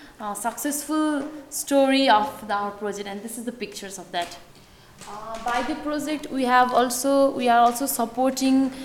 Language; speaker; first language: English; non-native, fluent; Nepali